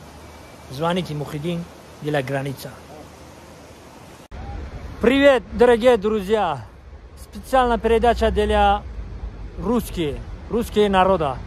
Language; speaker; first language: Russian; non-native, learner; Tajik